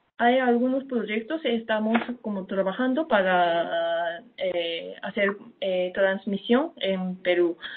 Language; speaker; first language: Spanish; non-native, fluent; Japanese